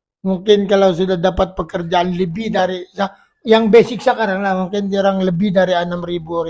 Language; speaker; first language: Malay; non-native, local second language; Filipino